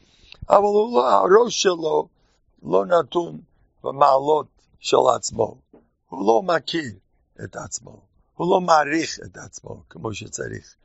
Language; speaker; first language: Hebrew; non-native, fluent; English